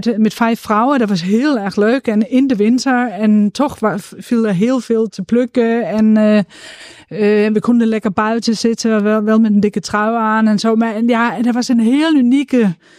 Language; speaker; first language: Dutch; non-native, fluent; Danish